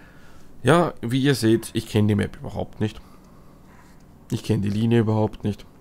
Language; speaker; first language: German; native; German